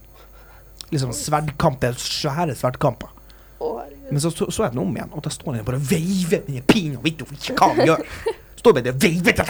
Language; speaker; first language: Norwegian; native; Norwegian